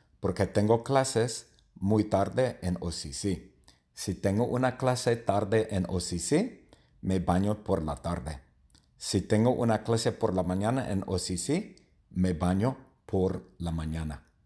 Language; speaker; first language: Spanish; non-native, learner; English